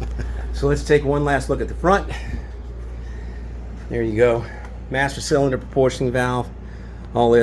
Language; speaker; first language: English; native; English